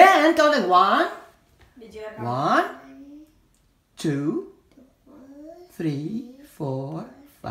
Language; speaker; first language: English; non-native, fluent; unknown